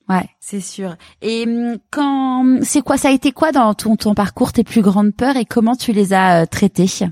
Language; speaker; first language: French; native; French